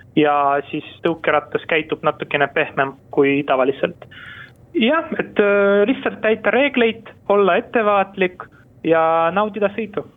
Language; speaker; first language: Estonian; non-native, local second language; Russian